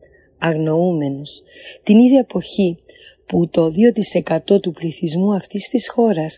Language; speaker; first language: Greek; early bilingual, heritage; Greek